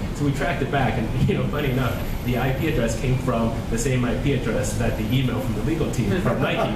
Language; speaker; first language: English; native; English